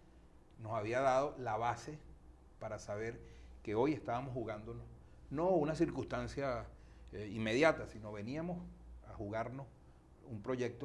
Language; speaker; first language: Spanish; native; Spanish